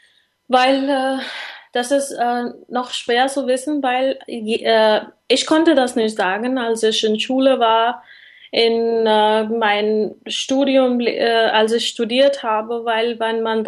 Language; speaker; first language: German; non-native, learner; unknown